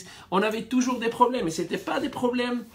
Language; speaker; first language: French; non-native, fluent; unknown